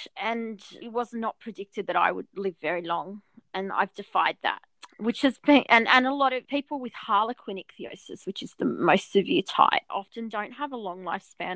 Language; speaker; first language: English; native; English